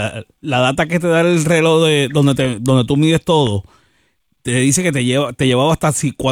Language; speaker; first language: Spanish; native; Spanish